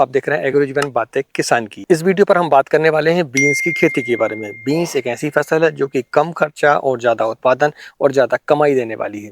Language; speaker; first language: Hindi; native; Hindi